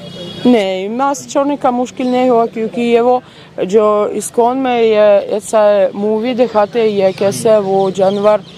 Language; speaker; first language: Hindi; non-native, learner; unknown